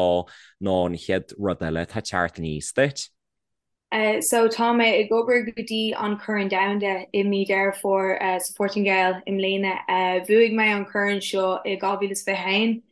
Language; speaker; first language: Irish; non-native, local second language; English